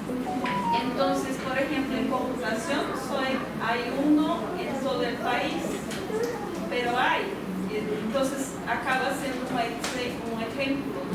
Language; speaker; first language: Spanish; non-native, fluent; Portuguese